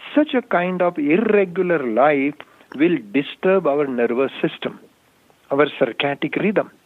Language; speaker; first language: English; non-native, local second language; Marathi